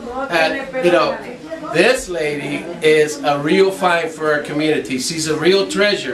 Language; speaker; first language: English; non-native, fluent; Spanish